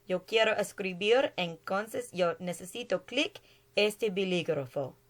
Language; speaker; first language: Spanish; non-native, learner; English